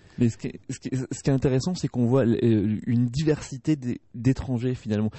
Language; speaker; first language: French; native; French